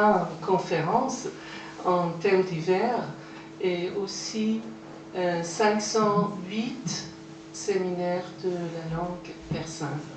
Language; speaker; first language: French; non-native, fluent; Persian